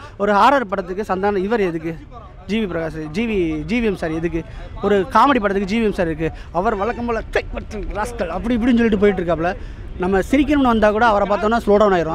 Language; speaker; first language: Tamil; native; Tamil